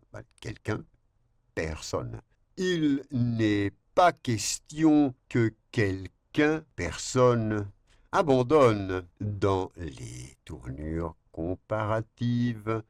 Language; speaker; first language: French; non-native, fluent; Spanish